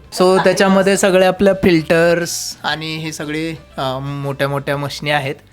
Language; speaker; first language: Marathi; native; Marathi